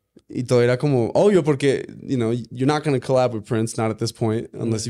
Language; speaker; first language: English; early bilingual, other home language; Spanish